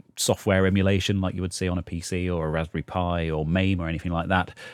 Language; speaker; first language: English; native; English